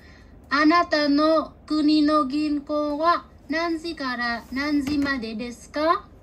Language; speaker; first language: Japanese; non-native, fluent; Bangla